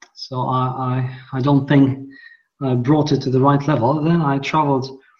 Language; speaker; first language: English; non-native, fluent; Polish